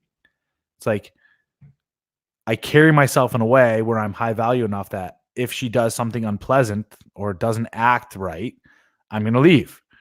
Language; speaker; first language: English; native; English